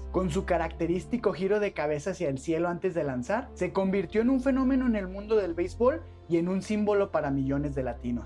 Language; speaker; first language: Spanish; native; Spanish